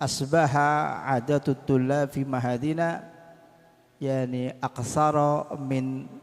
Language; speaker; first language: Arabic; non-native, fluent; Indonesian